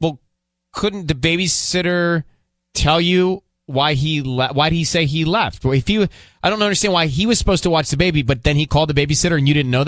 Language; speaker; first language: English; native; English